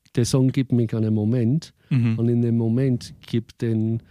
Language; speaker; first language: German; non-native, fluent; English